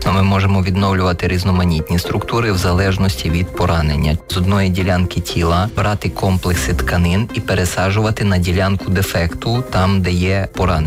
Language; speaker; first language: Ukrainian; native; Ukrainian